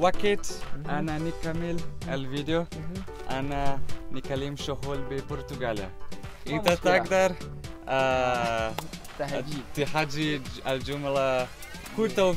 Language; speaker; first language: Arabic; non-native, learner; Portuguese